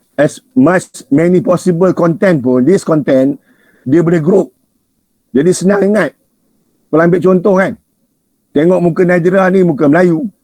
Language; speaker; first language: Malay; native; Malay